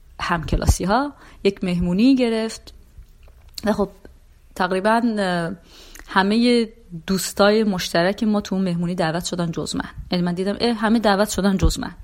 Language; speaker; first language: Persian; native; Persian